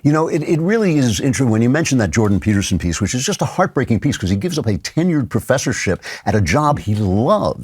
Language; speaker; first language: English; native; English